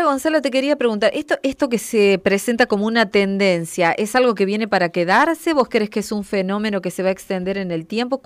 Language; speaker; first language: Spanish; native; Spanish